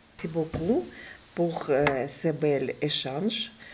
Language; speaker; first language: French; non-native, learner; Ukrainian